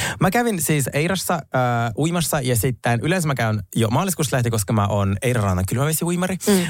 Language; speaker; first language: Finnish; early bilingual, other home language; Russian